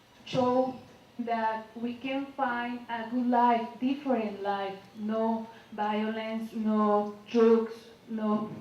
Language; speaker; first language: English; non-native, learner; Spanish